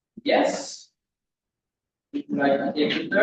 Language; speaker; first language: English; non-native, fluent; Portuguese